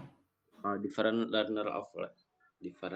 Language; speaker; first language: English; non-native, fluent; Indonesian